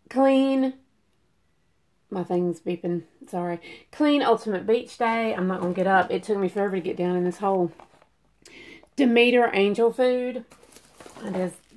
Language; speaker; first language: English; native; English